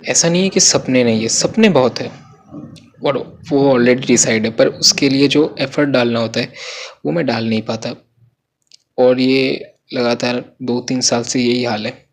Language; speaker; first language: Hindi; non-native, local second language; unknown